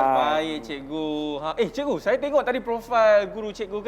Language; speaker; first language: Malay; native; Malay